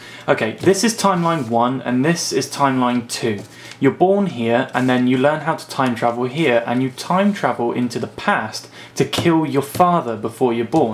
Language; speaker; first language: English; native; English